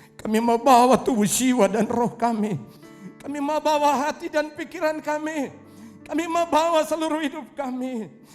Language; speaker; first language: Indonesian; non-native, local second language; Tetum